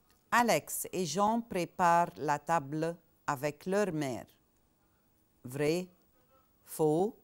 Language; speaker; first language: French; non-native, fluent; Arabic